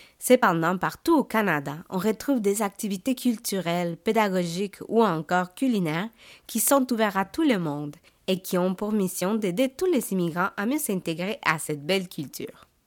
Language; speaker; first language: French; native; French